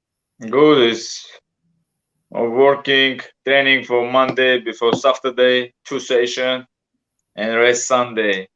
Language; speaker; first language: English; non-native, learner; Russian